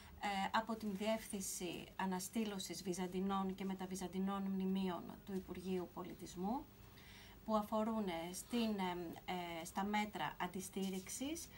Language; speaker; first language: Greek; native; Greek